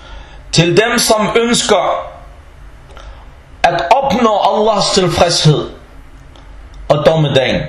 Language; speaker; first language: Danish; early bilingual, other home language; Arabic